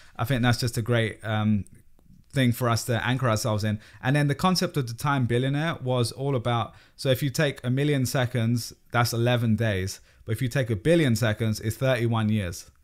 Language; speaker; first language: English; native; English